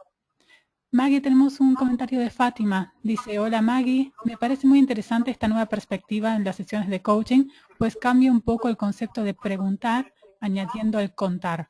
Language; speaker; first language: Spanish; native; Spanish